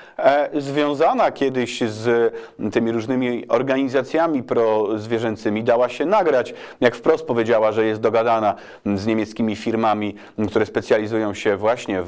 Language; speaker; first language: Polish; native; Polish